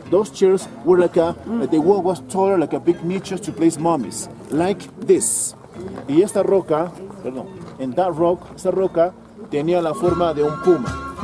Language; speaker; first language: English; non-native, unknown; Spanish